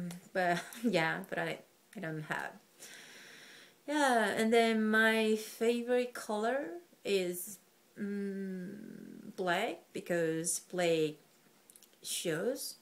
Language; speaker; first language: English; non-native, learner; Korean